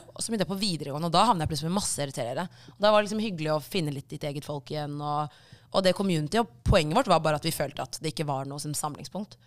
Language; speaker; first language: Norwegian; early bilingual, other home language; Tigrinya